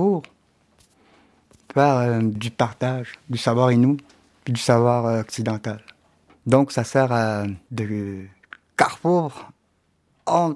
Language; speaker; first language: French; native; French